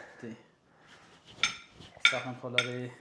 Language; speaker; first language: Mongolian; non-native, learner; Arabic